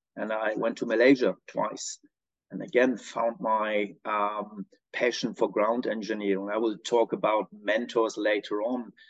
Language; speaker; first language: English; non-native, fluent; German